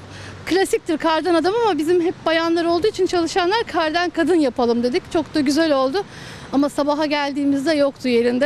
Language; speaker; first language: Turkish; native; Turkish